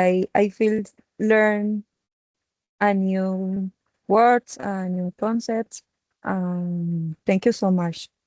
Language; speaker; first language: English; non-native, learner; Spanish